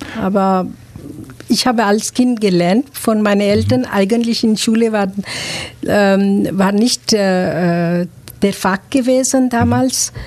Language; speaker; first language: German; non-native, fluent; Gujarati